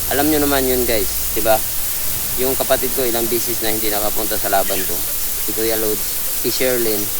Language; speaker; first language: Filipino; non-native, local second language; Cebuano